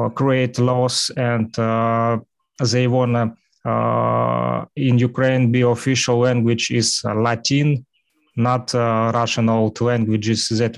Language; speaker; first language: English; non-native, learner; Russian